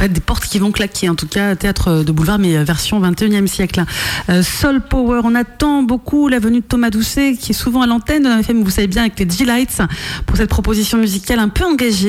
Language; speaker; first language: French; native; French